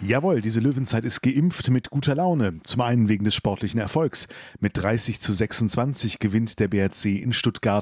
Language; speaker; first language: German; native; German